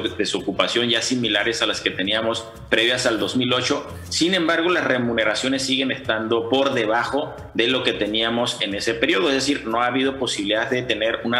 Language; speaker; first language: Spanish; native; Spanish